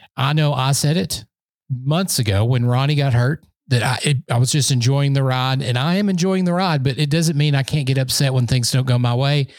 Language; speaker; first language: English; native; English